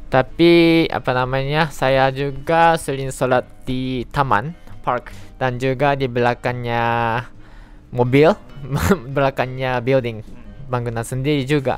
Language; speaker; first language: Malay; non-native, fluent; Japanese